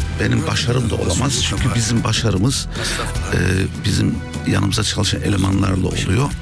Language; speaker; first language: Turkish; early bilingual, heritage; German